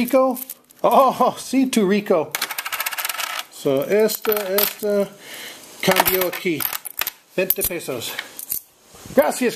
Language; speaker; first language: Spanish; non-native, learner; English